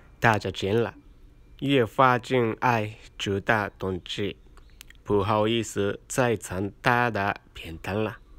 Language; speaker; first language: Chinese; non-native, learner; Japanese